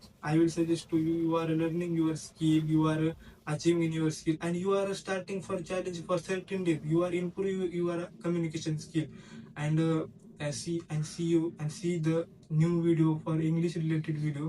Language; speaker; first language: English; non-native, learner; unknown